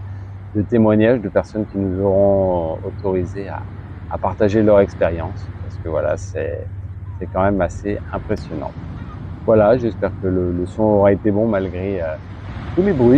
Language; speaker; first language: French; native; French